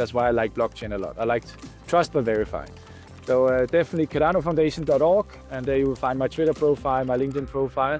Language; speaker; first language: English; non-native, fluent; Danish